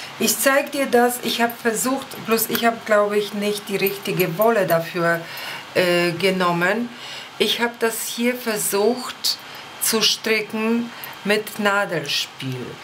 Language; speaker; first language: German; non-native, fluent; Polish